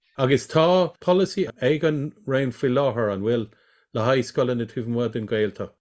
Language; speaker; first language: Irish; non-native, local second language; English